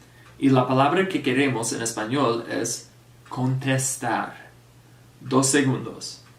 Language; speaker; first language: Spanish; non-native, fluent; English